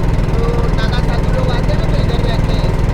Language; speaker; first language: Hindi; native; Hindi